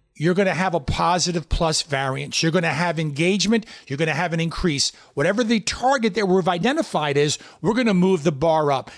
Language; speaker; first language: English; native; English